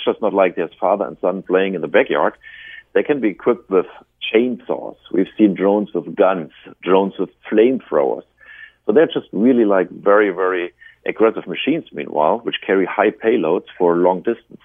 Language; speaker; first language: English; non-native, fluent; German